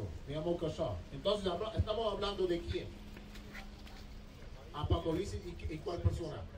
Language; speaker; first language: Spanish; non-native, learner; English